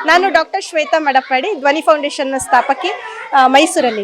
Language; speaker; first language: Kannada; native; Kannada